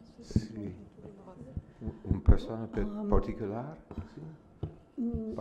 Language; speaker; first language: Spanish; non-native, learner; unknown